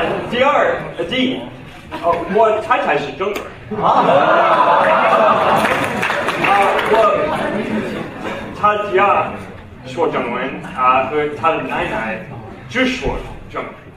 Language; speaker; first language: Chinese; non-native, learner; English